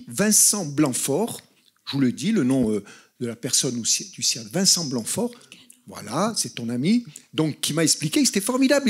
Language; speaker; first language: French; native; French